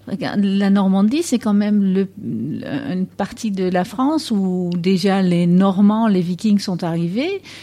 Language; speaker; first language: French; non-native, fluent; Dutch